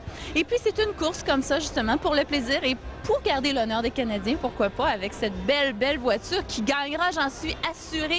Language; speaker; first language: French; native; French